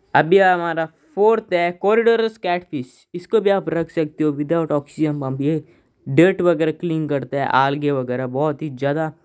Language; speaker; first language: Hindi; native; Hindi